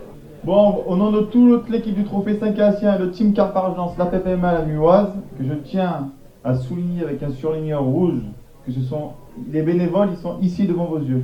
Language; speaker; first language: French; native; French